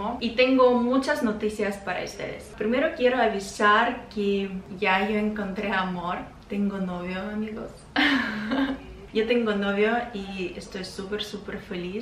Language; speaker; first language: Spanish; non-native, fluent; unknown